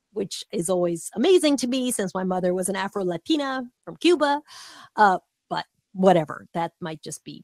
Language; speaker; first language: English; native; English